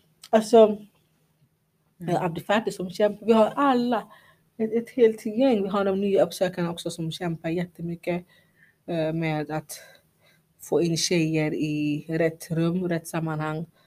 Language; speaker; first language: Swedish; non-native, fluent; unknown